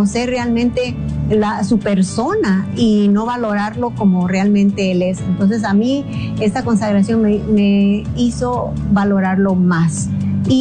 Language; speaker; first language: Spanish; native; Spanish